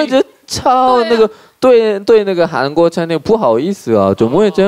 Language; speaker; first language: Chinese; non-native, fluent; Korean